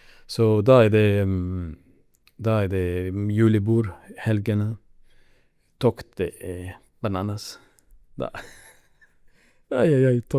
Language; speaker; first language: Norwegian; non-native, learner; Arabic